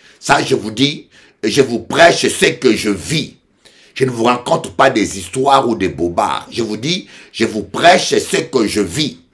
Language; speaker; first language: French; non-native, local second language; Lingala